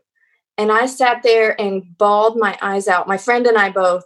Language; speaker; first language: English; native; English